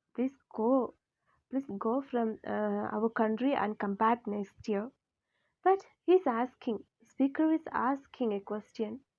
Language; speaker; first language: English; non-native, local second language; Malayalam